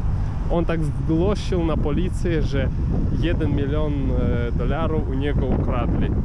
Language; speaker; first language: Polish; non-native, learner; Ukrainian